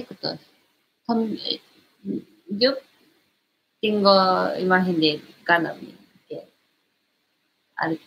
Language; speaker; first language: Spanish; non-native, learner; Japanese